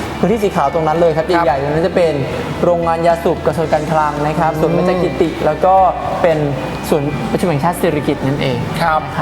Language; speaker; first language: Thai; native; Thai